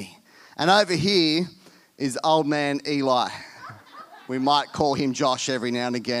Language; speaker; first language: English; native; English